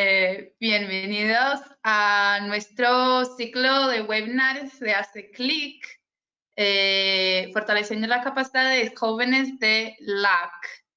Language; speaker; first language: Spanish; non-native, fluent; Portuguese